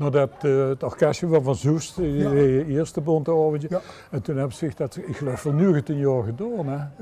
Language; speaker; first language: Dutch; native; Dutch